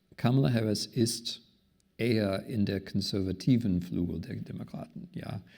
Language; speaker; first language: German; non-native, fluent; English